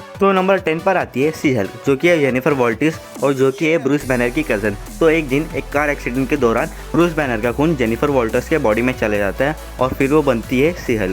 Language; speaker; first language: Hindi; native; Hindi